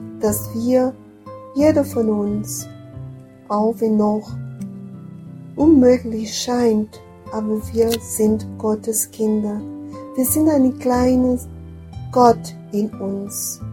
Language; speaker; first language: German; non-native, learner; Portuguese